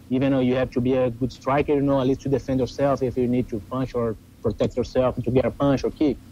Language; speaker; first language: English; non-native, learner; Portuguese